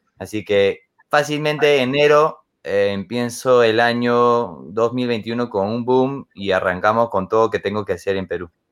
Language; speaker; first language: Spanish; non-native, fluent; English